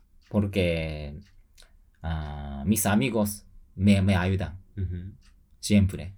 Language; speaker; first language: Spanish; non-native, learner; Japanese